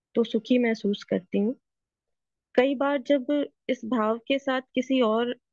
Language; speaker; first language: Hindi; native; Hindi